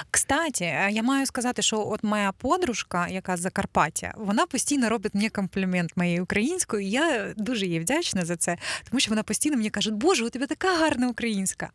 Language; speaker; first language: Ukrainian; non-native, local second language; Russian